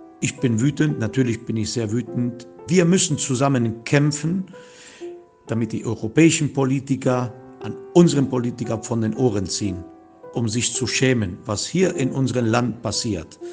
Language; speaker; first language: German; non-native, fluent; Spanish